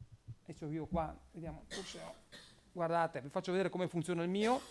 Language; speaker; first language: Italian; native; Italian